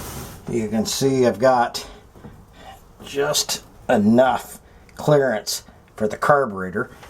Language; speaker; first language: English; native; English